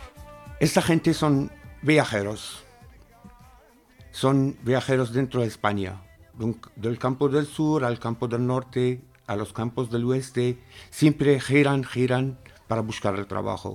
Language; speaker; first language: Spanish; non-native, fluent; Arabic